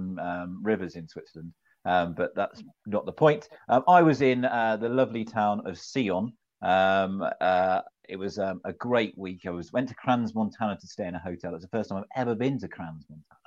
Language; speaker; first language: English; native; English